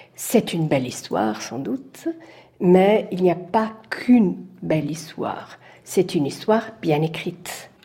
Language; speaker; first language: French; non-native, fluent; Italian